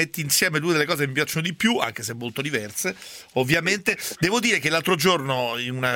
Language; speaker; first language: Italian; native; Italian